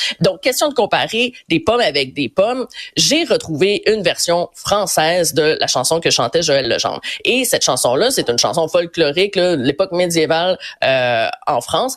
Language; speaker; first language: French; native; French